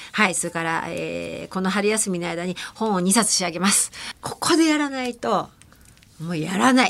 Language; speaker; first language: Japanese; native; Japanese